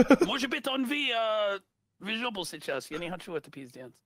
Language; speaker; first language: Russian; non-native, learner; English